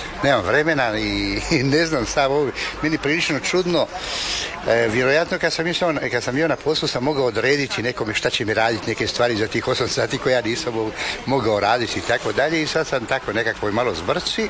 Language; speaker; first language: Serbian; native; Serbian